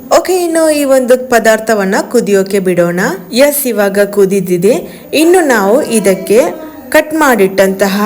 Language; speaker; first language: Kannada; non-native, local second language; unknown